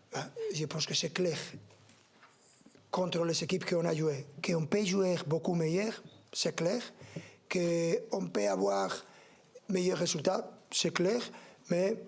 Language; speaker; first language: French; non-native, learner; Spanish